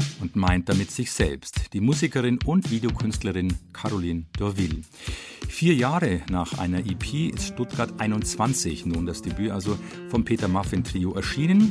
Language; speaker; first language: German; native; German